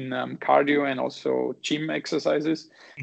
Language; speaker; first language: English; non-native, fluent; German